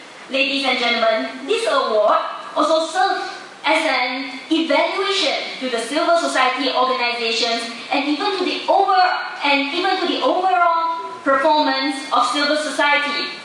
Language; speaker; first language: English; non-native, local second language; Chinese